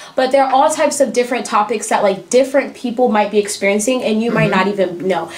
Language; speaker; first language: English; early bilingual, other home language; French